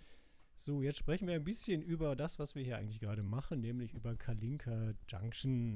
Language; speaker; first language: German; native; German